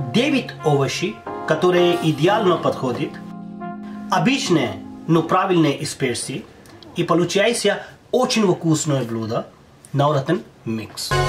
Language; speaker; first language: Russian; non-native, learner; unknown